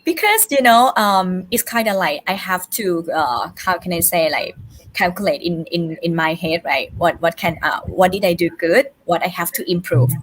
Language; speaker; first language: English; non-native, fluent; Thai